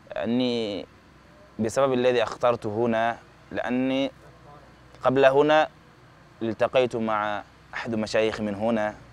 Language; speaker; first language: Arabic; non-native, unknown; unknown